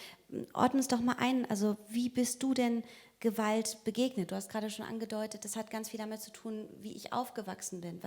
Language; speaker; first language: German; native; German